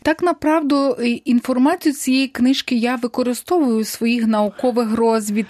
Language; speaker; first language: Polish; non-native, learner; Ukrainian